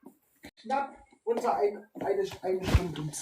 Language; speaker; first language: German; native; German